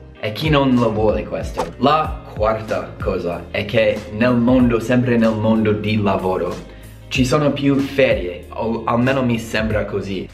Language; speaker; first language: Italian; non-native, fluent; English